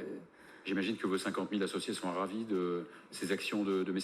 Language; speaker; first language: French; native; French